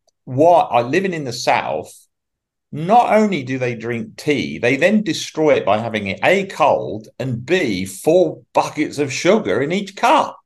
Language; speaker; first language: English; native; English